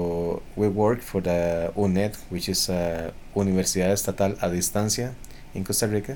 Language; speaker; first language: English; non-native, fluent; Spanish